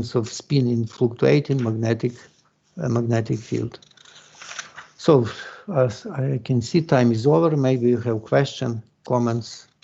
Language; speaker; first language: English; non-native, fluent; Ukrainian